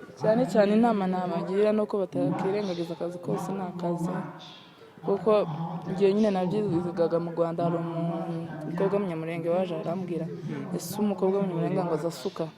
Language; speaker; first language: Kinyarwanda; native; Kinyarwanda